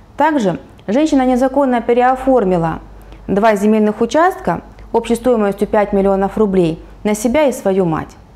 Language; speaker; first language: Russian; native; Russian